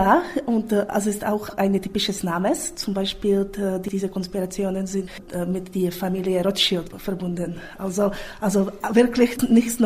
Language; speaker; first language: German; non-native, fluent; Czech